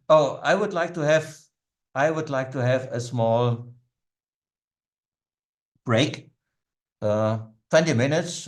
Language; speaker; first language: English; non-native, fluent; German